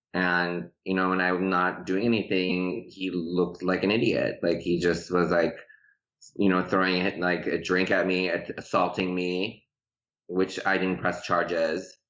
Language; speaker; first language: English; early bilingual, other home language; Persian